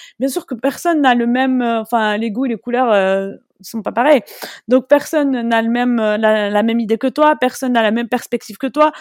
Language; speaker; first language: French; non-native, local second language; Arabic